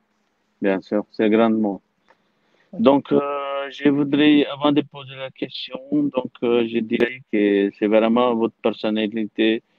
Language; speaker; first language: French; non-native, learner; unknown